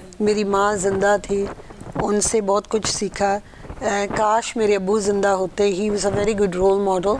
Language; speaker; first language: Urdu; early bilingual, heritage; Urdu